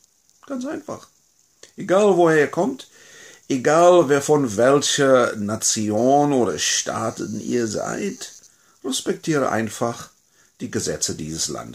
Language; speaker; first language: German; non-native, fluent; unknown